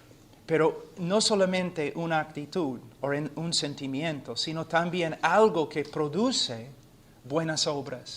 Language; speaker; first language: Spanish; non-native, fluent; English